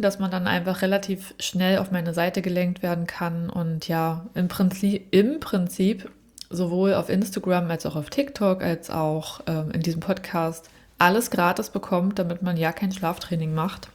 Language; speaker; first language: German; native; German